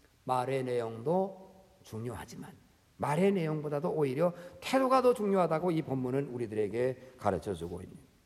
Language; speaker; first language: Korean; native; Korean